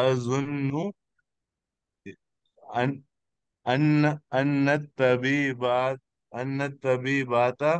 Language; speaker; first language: Arabic; non-native, learner; Urdu